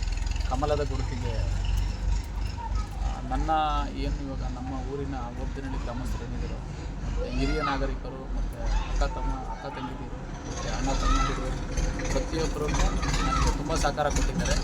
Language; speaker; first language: Kannada; native; Kannada